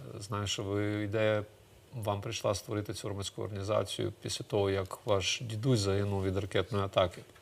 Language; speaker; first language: Ukrainian; early bilingual, other home language; Russian